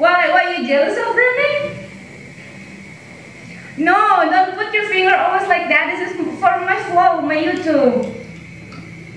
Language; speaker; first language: English; non-native, fluent; Indonesian